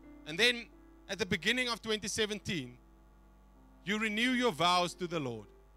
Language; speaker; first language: English; non-native, local second language; Afrikaans